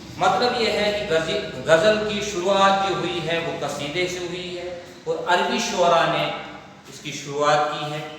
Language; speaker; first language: Urdu; non-native, local second language; Kashmiri